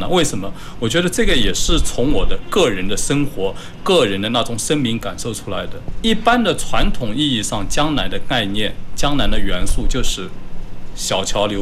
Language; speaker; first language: Chinese; native; Chinese